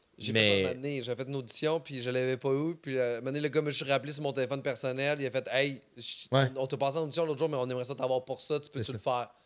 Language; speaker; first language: French; native; French